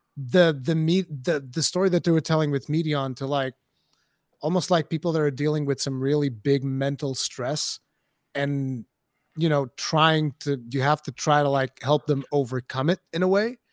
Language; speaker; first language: English; non-native, fluent; Portuguese